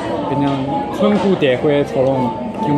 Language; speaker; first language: Korean; non-native, learner; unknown